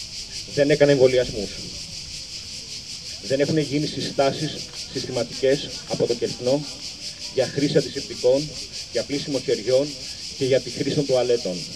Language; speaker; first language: Greek; native; Greek